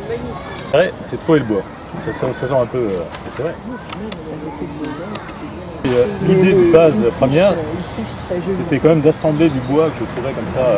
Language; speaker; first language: French; native; French